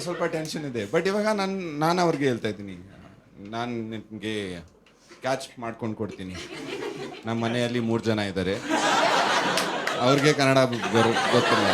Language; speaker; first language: Kannada; non-native, learner; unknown